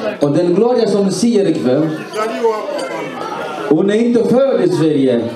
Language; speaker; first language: Swedish; non-native, fluent; Swahili